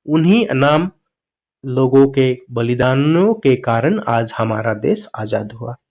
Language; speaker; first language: Hindi; non-native, local second language; Assamese